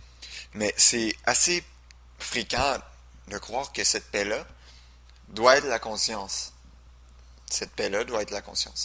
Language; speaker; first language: French; native; French